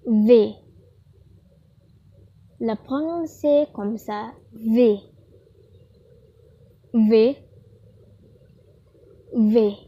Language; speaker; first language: French; non-native, learner; Indonesian